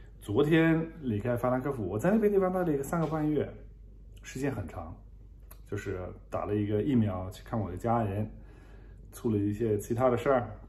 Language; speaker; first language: Chinese; non-native, fluent; German